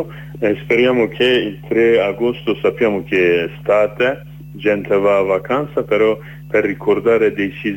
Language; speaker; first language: Italian; non-native, learner; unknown